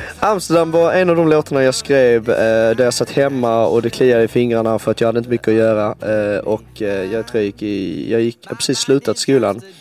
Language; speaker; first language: Swedish; native; Swedish